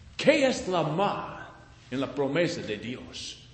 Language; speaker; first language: Spanish; non-native, learner; English